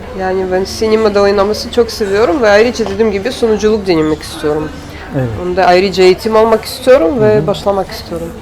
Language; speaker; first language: Turkish; non-native, learner; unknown